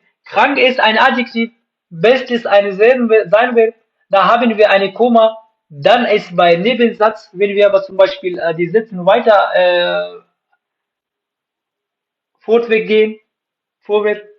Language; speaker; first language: German; non-native, fluent; Pashto